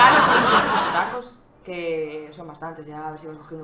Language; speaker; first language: Spanish; native; Spanish